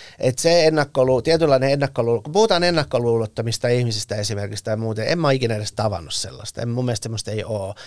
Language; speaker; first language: Finnish; early bilingual, other home language; Persian